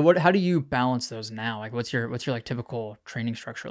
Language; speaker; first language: English; native; English